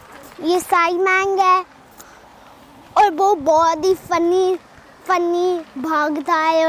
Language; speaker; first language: Hindi; early bilingual, heritage; Urdu